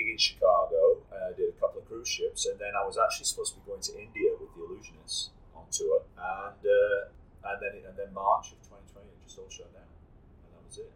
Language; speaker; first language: English; native; English